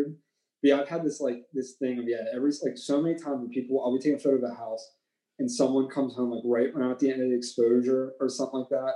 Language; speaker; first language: English; native; English